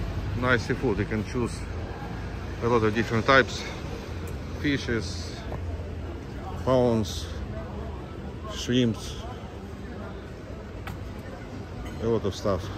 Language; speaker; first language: English; non-native, learner; Russian